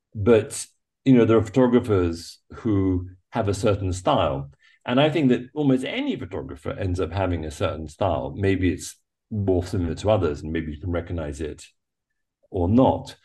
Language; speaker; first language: English; native; English